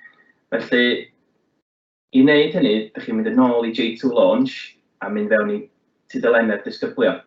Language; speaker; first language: Welsh; native; Welsh